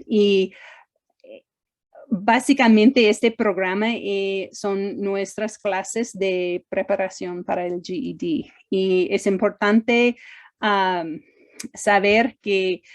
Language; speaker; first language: Spanish; non-native, fluent; English